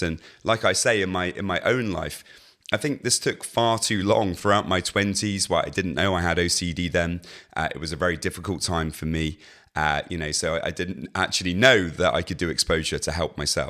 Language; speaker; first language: English; native; English